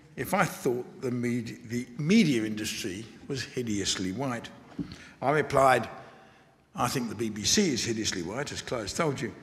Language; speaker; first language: English; native; English